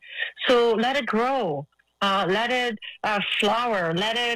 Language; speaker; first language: English; non-native, fluent; Italian